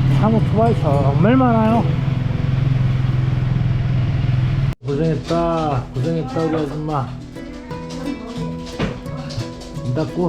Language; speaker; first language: Korean; native; Korean